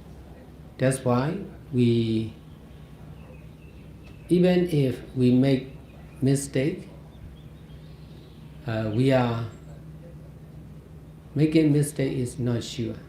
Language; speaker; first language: English; non-native, fluent; Burmese